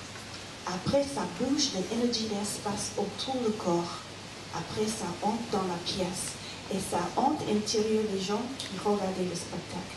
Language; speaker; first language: French; non-native, learner; English